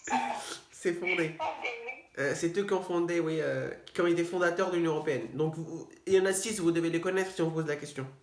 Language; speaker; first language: French; native; French